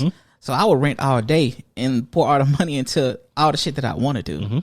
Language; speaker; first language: English; native; English